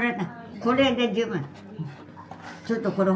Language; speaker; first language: Japanese; native; Japanese